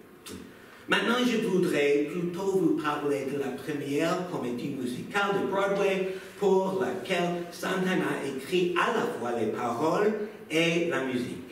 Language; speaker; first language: French; non-native, fluent; English